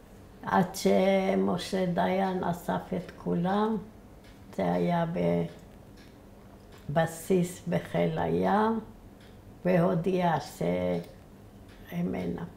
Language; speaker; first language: Hebrew; early bilingual, other home language; Arabic